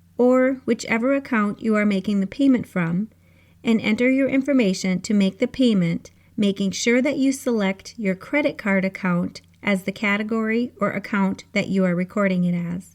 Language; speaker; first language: English; native; English